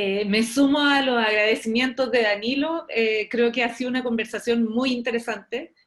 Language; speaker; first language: Spanish; native; Spanish